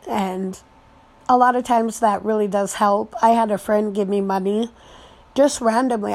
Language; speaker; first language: English; native; English